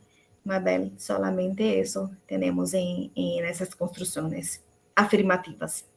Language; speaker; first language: Spanish; non-native, fluent; Portuguese